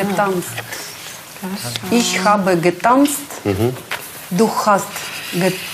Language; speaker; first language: German; non-native, learner; Russian